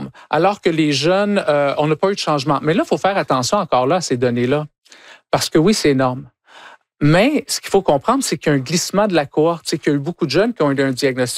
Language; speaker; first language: French; native; French